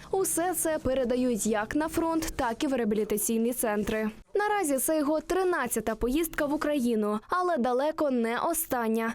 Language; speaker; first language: Ukrainian; native; Ukrainian